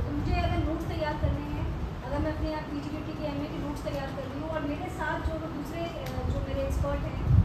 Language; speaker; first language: Hindi; native; Hindi